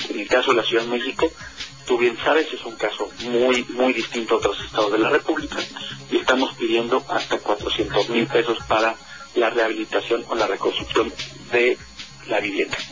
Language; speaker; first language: Spanish; native; Spanish